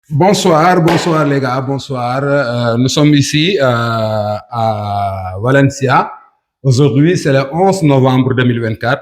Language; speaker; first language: French; non-native, local second language; Wolof